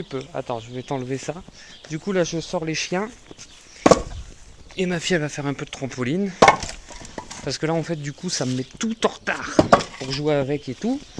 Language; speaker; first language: French; native; French